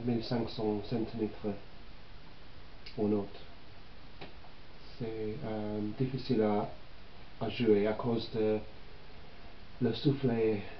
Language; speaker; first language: French; non-native, learner; English